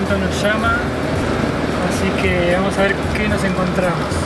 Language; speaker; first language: Spanish; native; Spanish